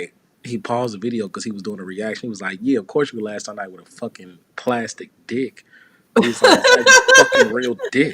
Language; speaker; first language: English; native; English